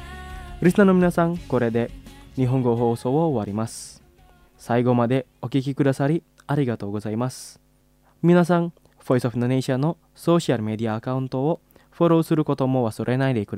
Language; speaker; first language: Japanese; non-native, fluent; Indonesian